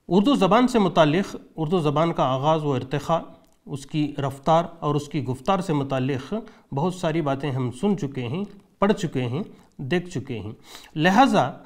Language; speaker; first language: Urdu; native; Urdu